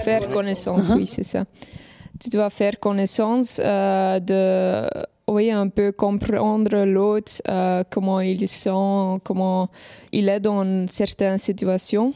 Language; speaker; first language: French; non-native, local second language; Dutch